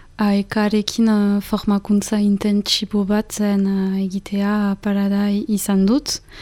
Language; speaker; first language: Basque; non-native, local second language; French